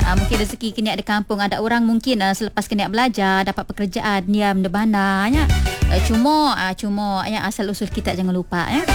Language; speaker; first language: Malay; non-native, local second language; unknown